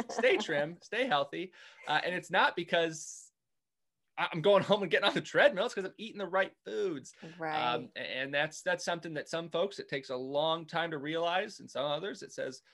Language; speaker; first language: English; native; English